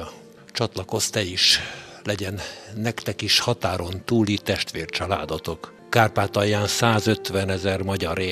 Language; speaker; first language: Hungarian; native; Hungarian